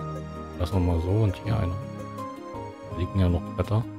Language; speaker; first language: German; native; German